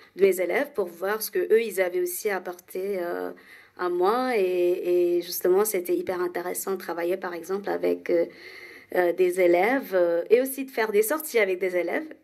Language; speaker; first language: French; non-native, fluent; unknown